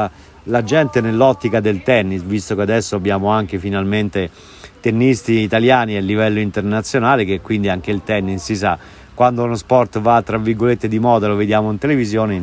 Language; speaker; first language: Italian; native; Italian